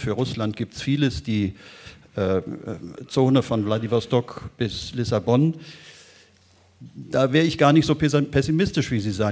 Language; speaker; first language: German; native; German